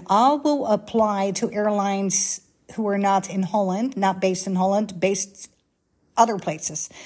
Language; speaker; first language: English; non-native, fluent; Dutch